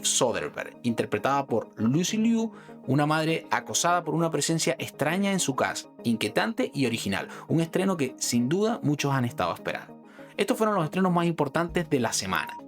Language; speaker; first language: Spanish; native; Spanish